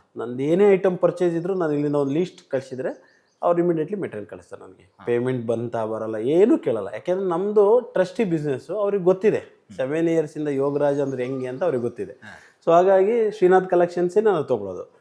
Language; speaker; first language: Kannada; native; Kannada